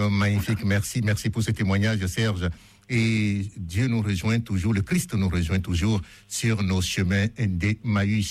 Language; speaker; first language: French; native; French